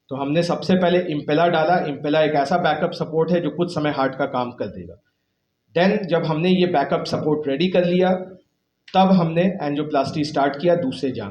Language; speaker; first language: Hindi; native; Hindi